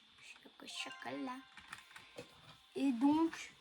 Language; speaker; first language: French; native; French